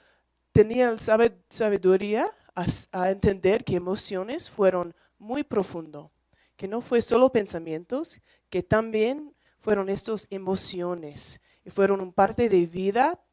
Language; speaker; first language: Spanish; non-native, learner; English